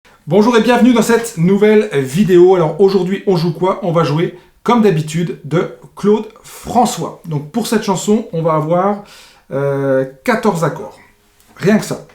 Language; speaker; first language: French; native; French